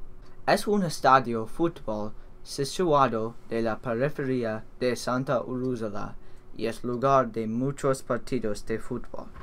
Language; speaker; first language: Spanish; non-native, learner; English